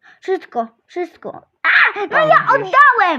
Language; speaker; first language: Polish; non-native, learner; Russian